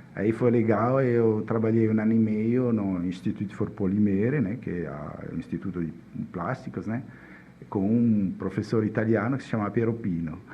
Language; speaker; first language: Portuguese; non-native, fluent; Italian